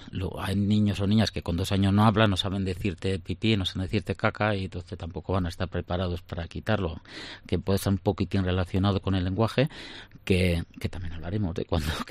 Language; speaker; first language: Spanish; native; Spanish